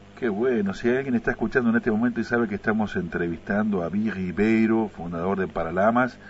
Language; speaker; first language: Spanish; native; Spanish